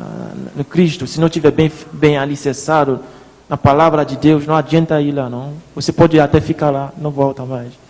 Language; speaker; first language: Portuguese; non-native, fluent; Haitian Creole